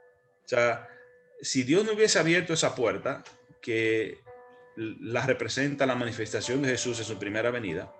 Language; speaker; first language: Spanish; native; Spanish